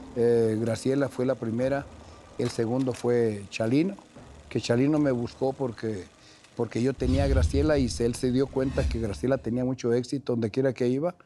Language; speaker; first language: Spanish; native; Spanish